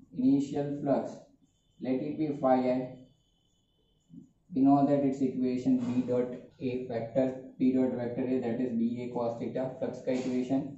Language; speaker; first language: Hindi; non-native, local second language; Gujarati